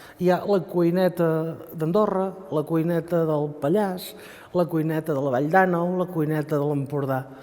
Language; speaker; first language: Catalan; native; Catalan